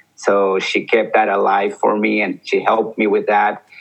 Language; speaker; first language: English; early bilingual, other home language; Spanish